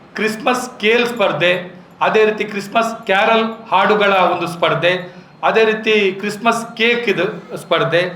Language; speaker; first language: Kannada; native; Kannada